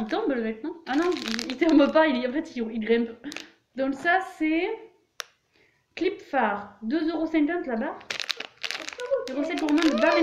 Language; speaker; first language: French; native; French